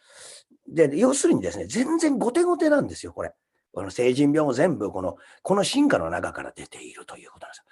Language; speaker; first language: Japanese; native; Japanese